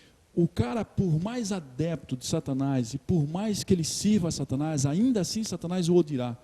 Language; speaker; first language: Portuguese; native; Portuguese